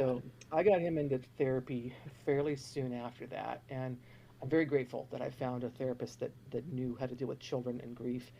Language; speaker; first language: English; native; English